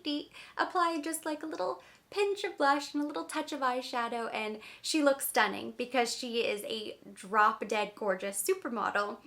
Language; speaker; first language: English; native; English